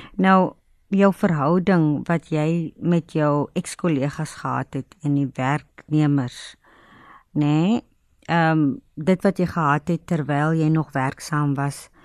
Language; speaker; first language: Afrikaans; native; Afrikaans